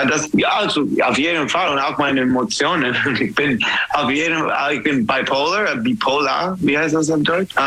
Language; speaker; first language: German; non-native, fluent; English